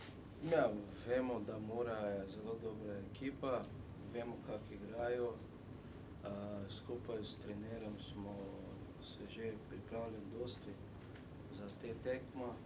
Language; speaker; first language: Slovenian; non-native, fluent; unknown